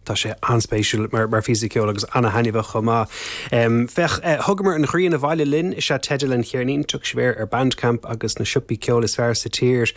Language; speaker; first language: Irish; native; Irish